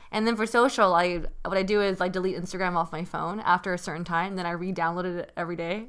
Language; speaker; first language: English; early bilingual, other home language; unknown